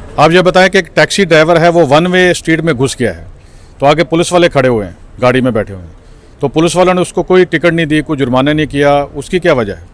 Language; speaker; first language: Urdu; native; Urdu